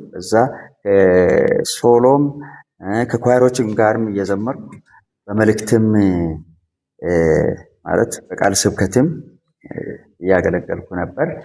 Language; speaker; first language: Amharic; non-native, local second language; Sidamo